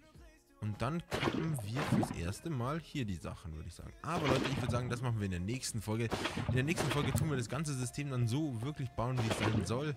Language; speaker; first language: German; native; German